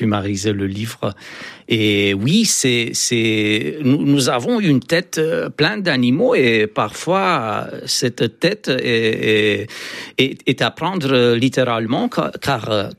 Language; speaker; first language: French; non-native, fluent; Romanian